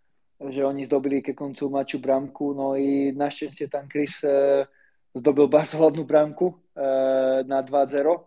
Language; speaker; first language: Polish; non-native, learner; Slovak